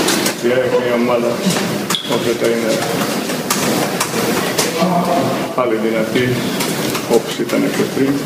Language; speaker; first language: Greek; non-native, fluent; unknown